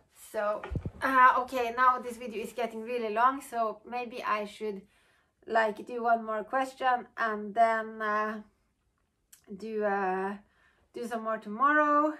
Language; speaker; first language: English; non-native, fluent; Norwegian